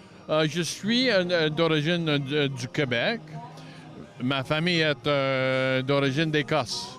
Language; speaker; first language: French; non-native, local second language; English